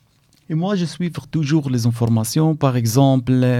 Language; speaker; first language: French; non-native, learner; Arabic